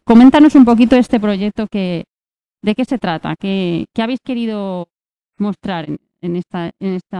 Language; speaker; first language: Spanish; native; Spanish